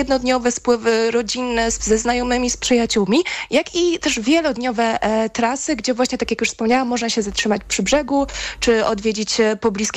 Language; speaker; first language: Polish; native; Polish